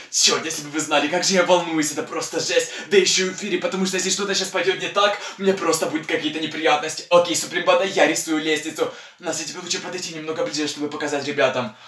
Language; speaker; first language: Russian; non-native, local second language; Ukrainian